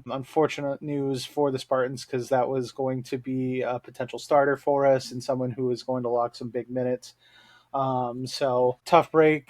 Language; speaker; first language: English; native; English